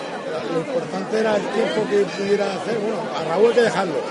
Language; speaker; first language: Spanish; native; Spanish